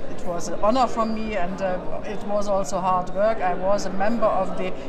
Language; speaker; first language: English; non-native, learner; German